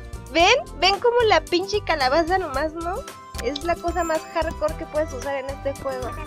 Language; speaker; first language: Spanish; native; Spanish